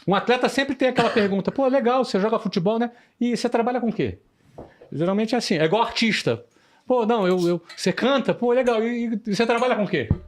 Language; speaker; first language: Portuguese; native; Portuguese